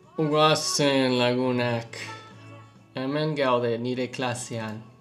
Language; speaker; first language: Basque; non-native, learner; English